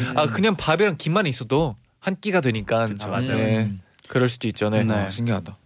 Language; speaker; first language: Korean; non-native, fluent; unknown